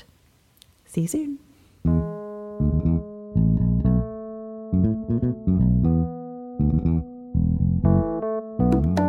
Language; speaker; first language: English; native; English